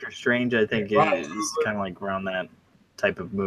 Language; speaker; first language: English; native; English